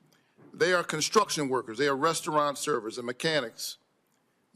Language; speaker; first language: English; native; English